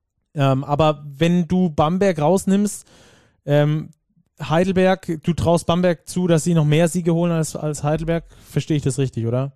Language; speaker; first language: German; native; German